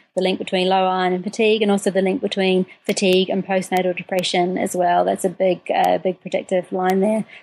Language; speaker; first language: English; native; English